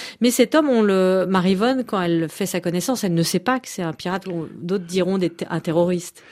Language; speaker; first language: French; native; French